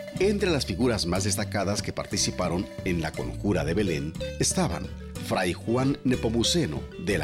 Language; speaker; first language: Spanish; native; Spanish